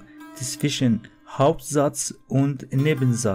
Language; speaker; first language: German; non-native, learner; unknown